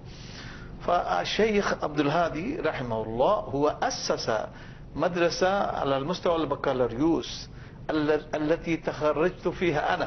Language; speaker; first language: Arabic; non-native, fluent; Bangla